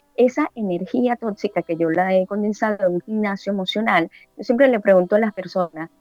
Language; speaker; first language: Spanish; native; Spanish